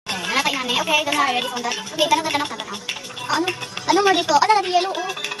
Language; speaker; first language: Filipino; non-native, local second language; Cebuano